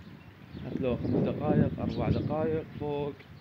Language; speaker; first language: Arabic; native; Arabic